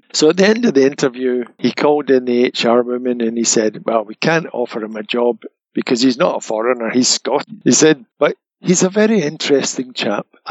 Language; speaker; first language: English; native; English